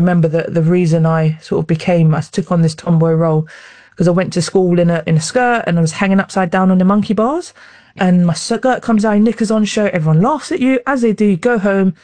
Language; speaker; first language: English; native; English